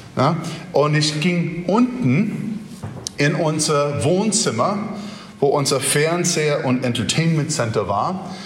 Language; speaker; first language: German; non-native, fluent; English